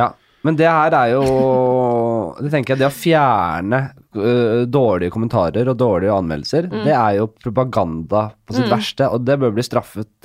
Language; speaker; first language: Norwegian; native; Norwegian